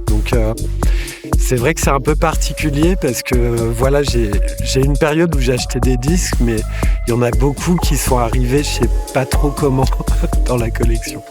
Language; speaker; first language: French; native; French